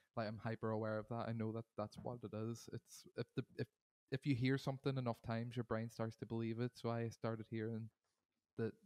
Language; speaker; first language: English; native; English